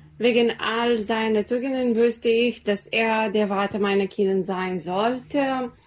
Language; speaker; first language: German; non-native, learner; Serbian